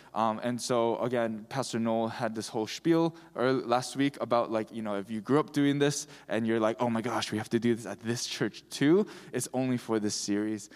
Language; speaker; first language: English; early bilingual, other home language; Korean